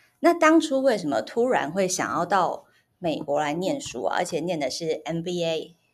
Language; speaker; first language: Chinese; native; Chinese